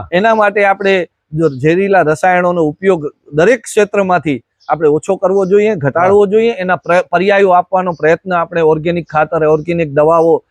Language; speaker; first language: Gujarati; native; Gujarati